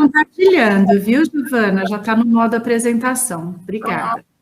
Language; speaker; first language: Portuguese; native; Portuguese